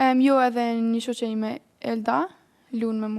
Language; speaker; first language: Albanian; early bilingual, heritage; Albanian